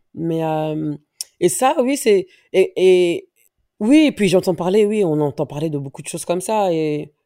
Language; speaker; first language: French; native; French